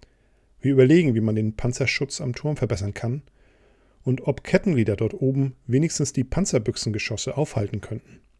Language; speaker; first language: German; native; German